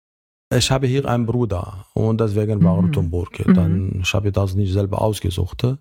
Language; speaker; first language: German; non-native, learner; Arabic